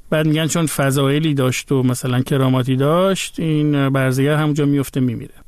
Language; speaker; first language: Persian; native; Persian